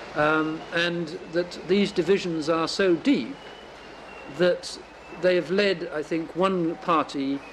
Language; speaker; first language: English; native; English